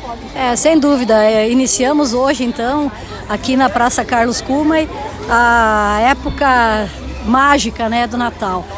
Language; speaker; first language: Portuguese; native; Portuguese